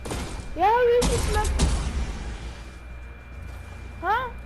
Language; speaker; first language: Arabic; native; Arabic